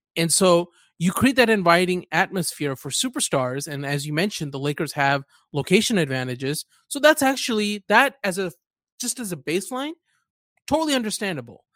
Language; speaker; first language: English; early bilingual, other home language; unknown